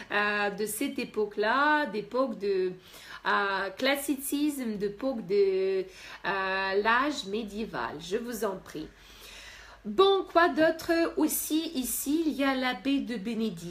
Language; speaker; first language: French; non-native, fluent; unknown